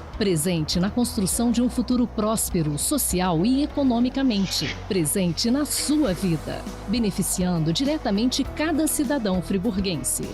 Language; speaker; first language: Portuguese; native; Portuguese